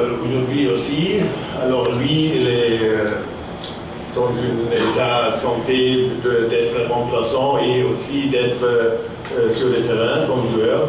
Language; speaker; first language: French; non-native, fluent; German